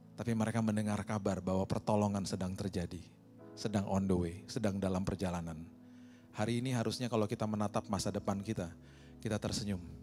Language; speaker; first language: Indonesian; native; Indonesian